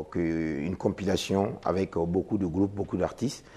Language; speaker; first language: French; non-native, local second language; Mossi